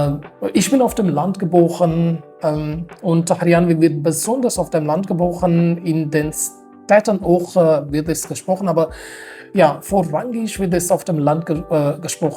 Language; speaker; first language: German; non-native, fluent; Haryanvi